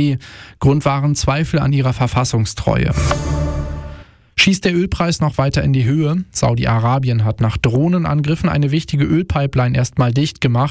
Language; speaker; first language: German; native; German